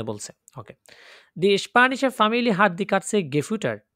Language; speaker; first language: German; non-native, learner; Bangla